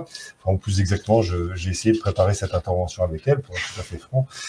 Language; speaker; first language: French; native; French